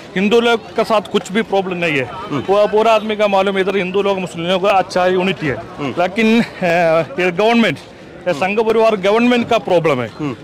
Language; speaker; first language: Hindi; non-native, local second language; Malayalam